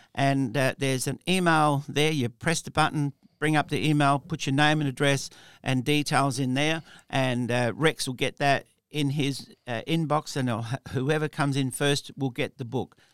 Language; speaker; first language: English; early bilingual, other home language; Italian